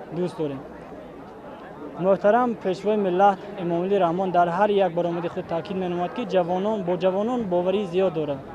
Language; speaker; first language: Tajik; native; Tajik